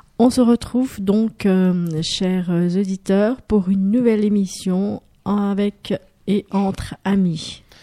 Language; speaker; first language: French; native; French